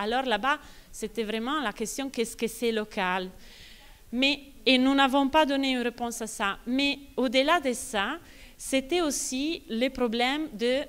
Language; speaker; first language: French; non-native, fluent; Italian